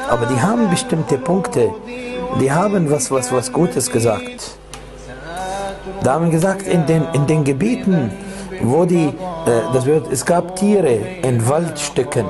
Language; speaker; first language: German; non-native, fluent; Arabic